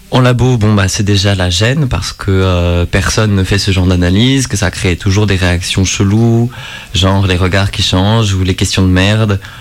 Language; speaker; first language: French; native; French